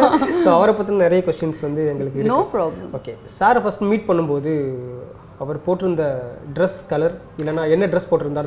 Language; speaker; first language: Tamil; native; Tamil